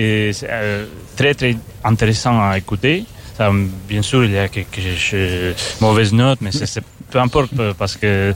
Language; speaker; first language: French; non-native, fluent; Russian